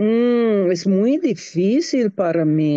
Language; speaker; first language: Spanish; non-native, learner; English